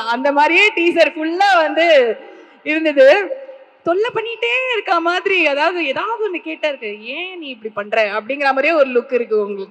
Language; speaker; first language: Tamil; native; Tamil